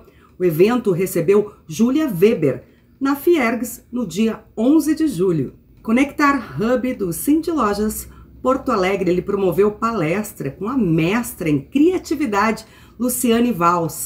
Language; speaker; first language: Portuguese; native; Portuguese